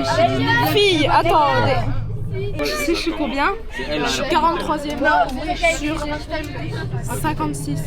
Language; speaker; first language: French; native; French